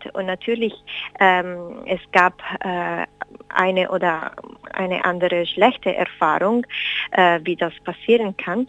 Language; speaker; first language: German; non-native, fluent; Spanish